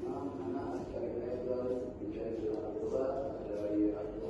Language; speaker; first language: Arabic; non-native, learner; Indonesian